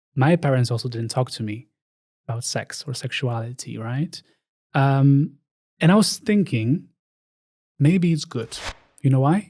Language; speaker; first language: English; non-native, fluent; Polish